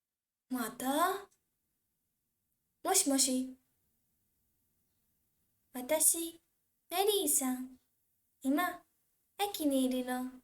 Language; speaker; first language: Japanese; non-native, fluent; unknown